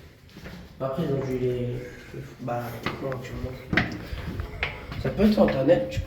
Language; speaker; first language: French; native; French